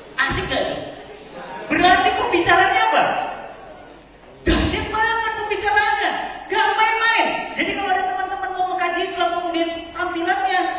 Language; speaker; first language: Indonesian; native; Indonesian